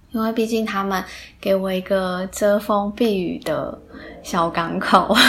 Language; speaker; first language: Chinese; native; Chinese